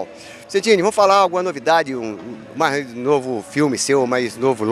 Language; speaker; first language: Portuguese; native; Portuguese